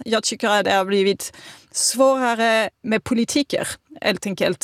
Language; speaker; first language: Swedish; non-native, fluent; French